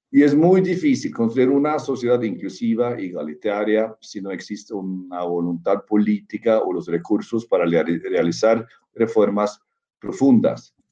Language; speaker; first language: Spanish; non-native, fluent; Norwegian